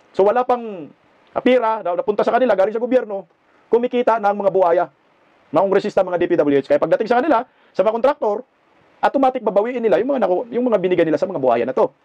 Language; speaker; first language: Filipino; non-native, local second language; Cebuano